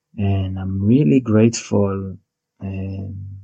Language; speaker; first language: English; non-native, fluent; Hebrew